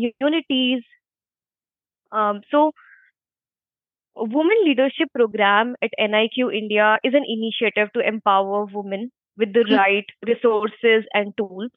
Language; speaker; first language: English; non-native, local second language; Hindi